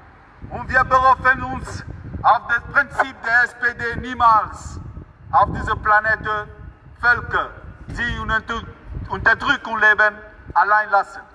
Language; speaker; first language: German; non-native, fluent; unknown